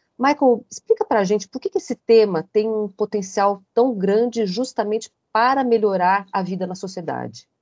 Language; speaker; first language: Portuguese; native; Portuguese